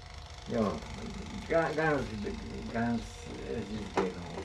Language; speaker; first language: German; non-native, learner; Czech